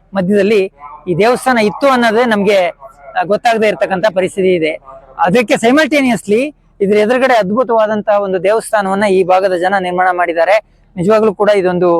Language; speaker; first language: Kannada; native; Kannada